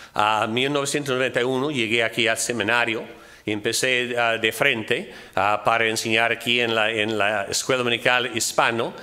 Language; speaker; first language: Spanish; non-native, fluent; English